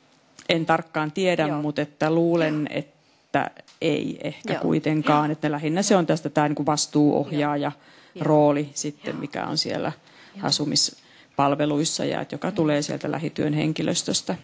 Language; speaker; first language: Finnish; native; Finnish